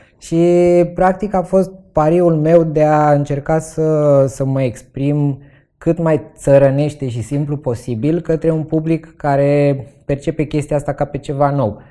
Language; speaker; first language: Romanian; native; Romanian